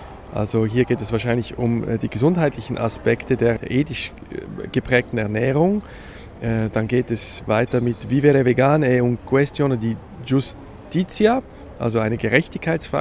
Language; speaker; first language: German; native; German